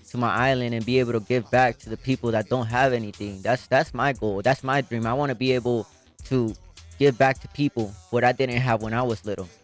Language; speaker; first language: English; early bilingual, other home language; Spanish